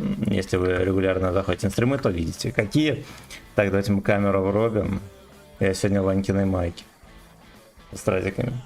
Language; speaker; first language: Russian; native; Russian